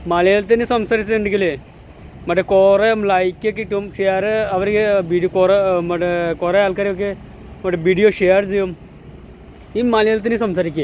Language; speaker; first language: Malayalam; non-native, local second language; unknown